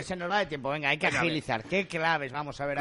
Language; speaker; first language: Spanish; native; Spanish